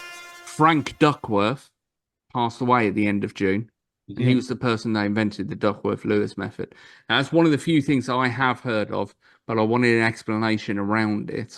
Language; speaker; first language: English; native; English